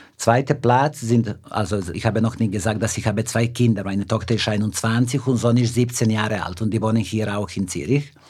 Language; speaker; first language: German; non-native, fluent; Serbian